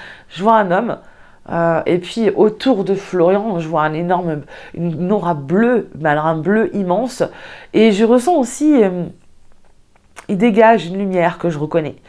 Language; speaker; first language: French; native; French